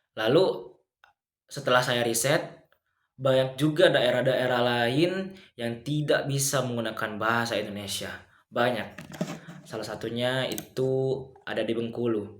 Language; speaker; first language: Indonesian; native; Indonesian